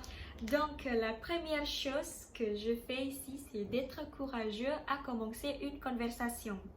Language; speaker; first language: French; non-native, learner; Indonesian